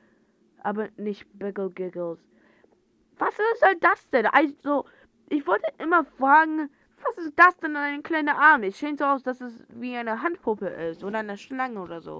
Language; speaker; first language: German; non-native, learner; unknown